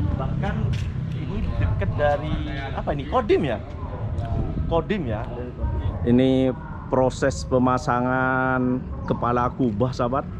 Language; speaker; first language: Indonesian; non-native, local second language; Madurese